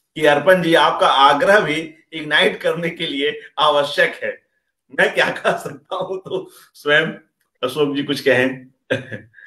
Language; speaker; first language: Hindi; native; Hindi